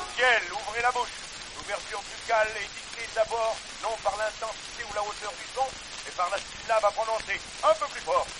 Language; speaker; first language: French; native; French